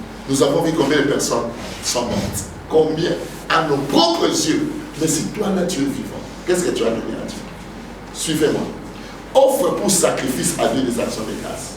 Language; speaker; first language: French; non-native, local second language; Lingala